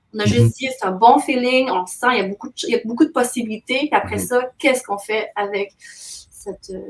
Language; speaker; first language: French; native; French